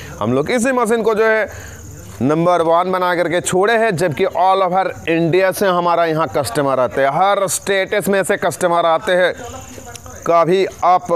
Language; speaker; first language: Hindi; non-native, local second language; Bangla